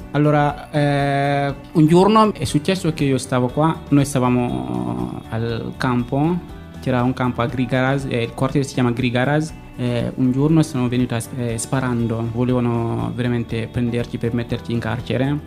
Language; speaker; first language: Italian; non-native, fluent; Fula